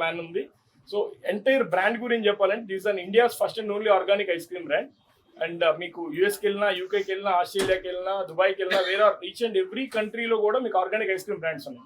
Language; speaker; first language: Telugu; native; Telugu